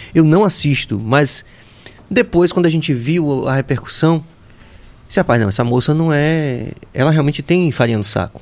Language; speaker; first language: Portuguese; native; Portuguese